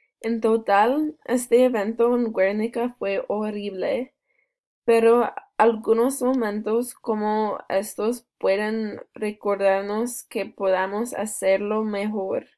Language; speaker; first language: Spanish; non-native, learner; English